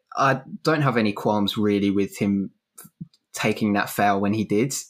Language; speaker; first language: English; native; English